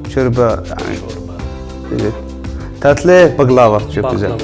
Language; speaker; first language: Turkish; non-native, fluent; Arabic